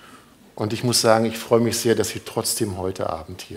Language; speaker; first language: German; native; German